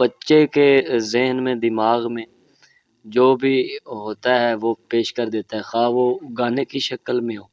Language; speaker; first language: Urdu; non-native, local second language; Punjabi